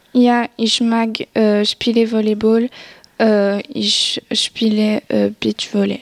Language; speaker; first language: German; non-native, local second language; French